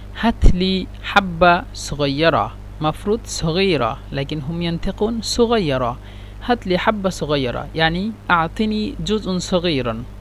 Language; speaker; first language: Egyptian Arabic; non-native, learner; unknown